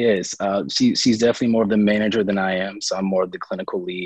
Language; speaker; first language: English; native; English